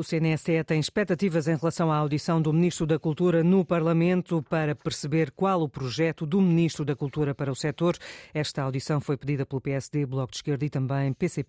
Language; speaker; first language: Portuguese; native; Portuguese